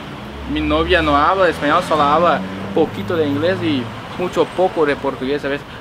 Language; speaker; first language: Spanish; non-native, learner; Portuguese